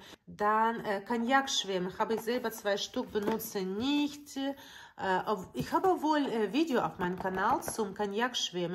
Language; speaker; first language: German; non-native, learner; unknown